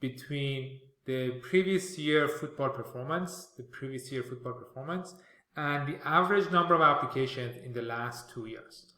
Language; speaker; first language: English; non-native, fluent; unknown